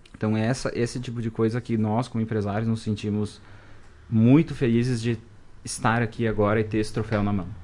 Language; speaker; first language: Portuguese; native; Portuguese